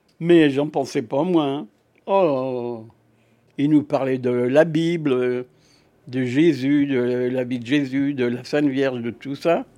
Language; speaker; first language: French; native; French